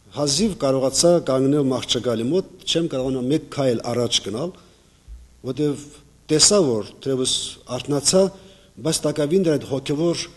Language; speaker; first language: Armenian; native; Armenian